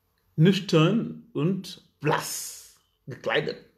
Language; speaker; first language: German; non-native, learner; Wolof